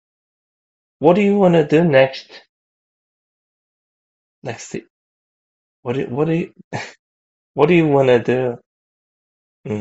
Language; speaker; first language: English; non-native, fluent; Korean